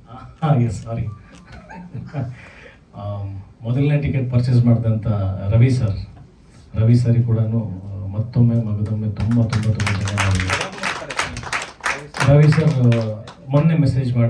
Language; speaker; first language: Kannada; native; Kannada